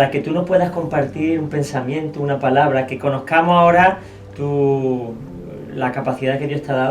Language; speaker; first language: Spanish; native; Spanish